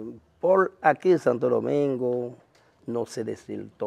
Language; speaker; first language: Spanish; non-native, learner; Haitian Creole